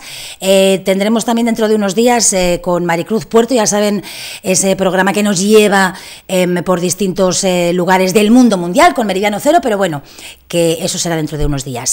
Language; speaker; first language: Spanish; native; Spanish